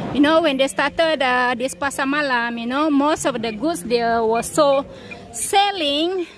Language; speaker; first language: English; non-native, local second language; Malay